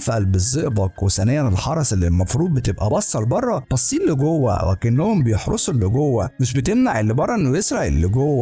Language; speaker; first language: Arabic; native; Arabic